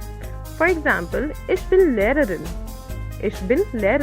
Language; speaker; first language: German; non-native, fluent; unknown